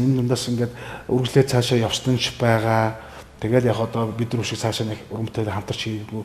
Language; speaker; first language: Mongolian; native; Mongolian